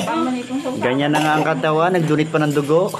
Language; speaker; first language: Filipino; native; Filipino